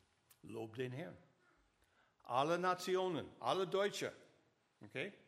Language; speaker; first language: German; non-native, learner; English